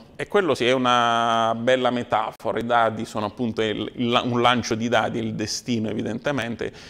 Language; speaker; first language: Italian; native; Italian